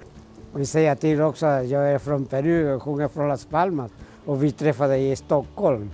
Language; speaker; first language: Swedish; non-native, learner; Spanish